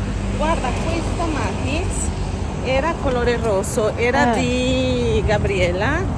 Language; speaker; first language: Italian; native; Italian